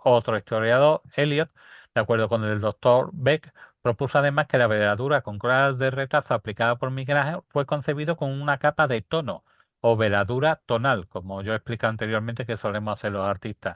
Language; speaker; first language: Spanish; native; Spanish